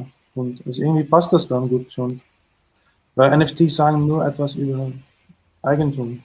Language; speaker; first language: German; non-native, fluent; Dutch